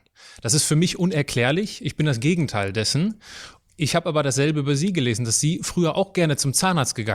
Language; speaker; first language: German; native; German